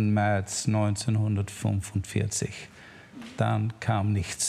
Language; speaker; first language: German; non-native, learner; Swedish